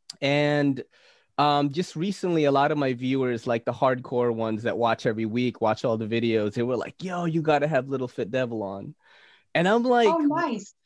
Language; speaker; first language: English; native; English